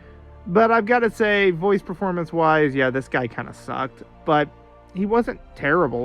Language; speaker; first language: English; native; English